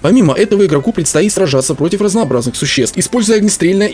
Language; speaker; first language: Russian; native; Russian